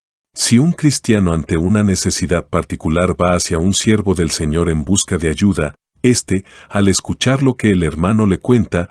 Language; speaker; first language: Spanish; native; Spanish